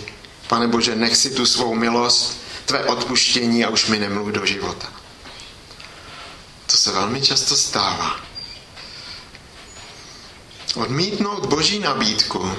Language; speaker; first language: Czech; native; Czech